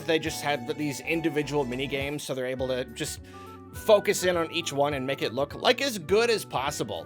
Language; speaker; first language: English; native; English